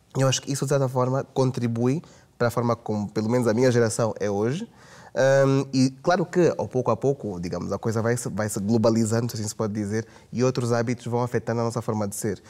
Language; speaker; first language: Portuguese; native; Portuguese